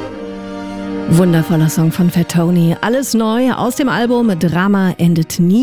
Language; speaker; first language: German; native; German